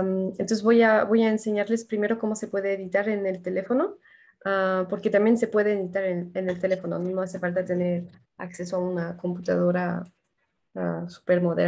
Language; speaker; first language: Spanish; non-native, fluent; French